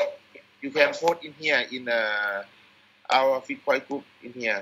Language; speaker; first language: English; non-native, learner; Thai